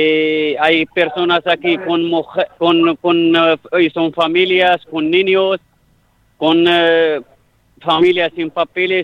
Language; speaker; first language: Spanish; non-native, fluent; Arabic